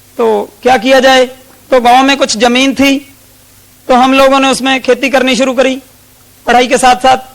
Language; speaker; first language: Hindi; non-native, local second language; Punjabi